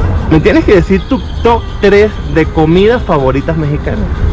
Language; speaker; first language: Spanish; native; Spanish